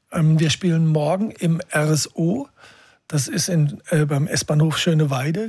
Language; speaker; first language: German; native; German